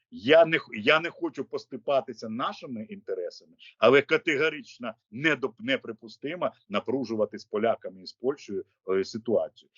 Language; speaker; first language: Ukrainian; native; Ukrainian